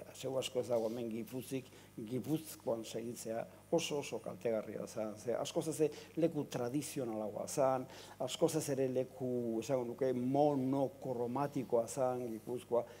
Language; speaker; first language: Basque; native; Basque